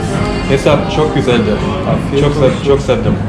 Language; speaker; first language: Turkish; non-native, learner; English